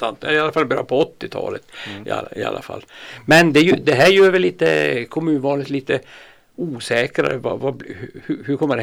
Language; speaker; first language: Swedish; native; Swedish